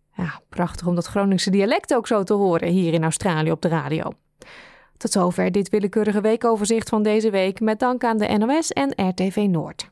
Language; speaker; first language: Dutch; native; Dutch